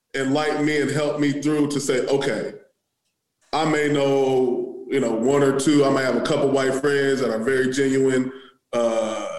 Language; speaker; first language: English; native; English